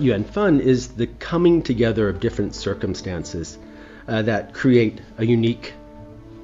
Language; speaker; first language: English; native; English